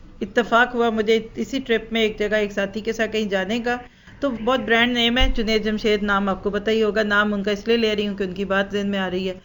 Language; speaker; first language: Urdu; native; Urdu